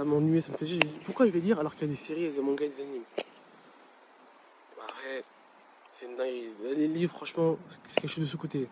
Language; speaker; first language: French; native; French